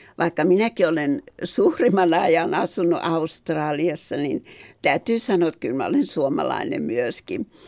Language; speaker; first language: Finnish; native; Finnish